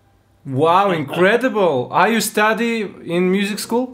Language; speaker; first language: English; non-native, learner; Russian